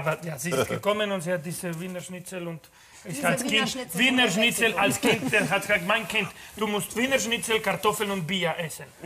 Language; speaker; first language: German; non-native, fluent; Spanish